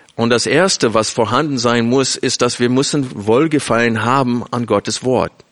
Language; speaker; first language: German; non-native, fluent; English